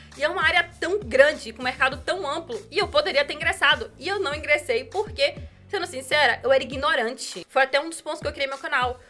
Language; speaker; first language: Portuguese; native; Portuguese